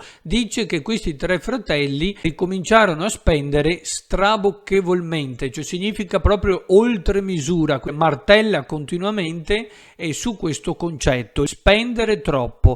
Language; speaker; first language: Italian; native; Italian